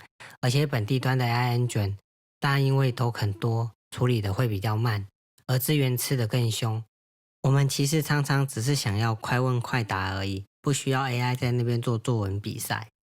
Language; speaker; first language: Chinese; native; Chinese